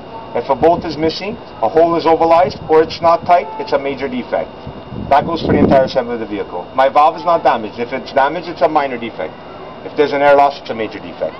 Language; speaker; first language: English; non-native, local second language; French